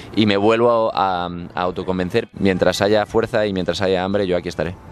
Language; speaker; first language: Spanish; native; Spanish